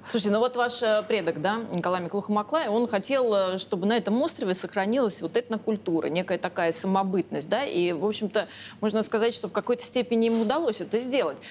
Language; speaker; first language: Russian; native; Russian